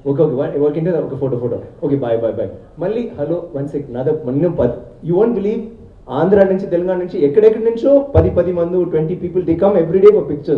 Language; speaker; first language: Telugu; non-native, learner; Tamil